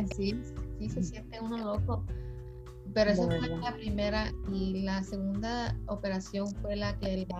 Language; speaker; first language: Spanish; early bilingual, heritage; Spanish